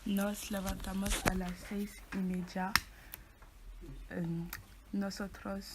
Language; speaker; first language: Spanish; non-native, learner; French